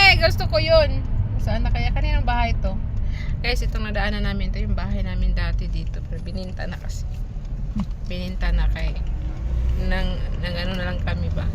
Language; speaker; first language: Filipino; non-native, local second language; Cebuano